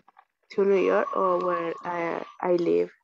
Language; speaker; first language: English; non-native, learner; Spanish